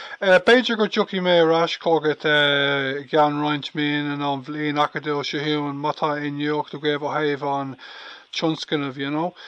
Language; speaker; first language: Irish; non-native, local second language; English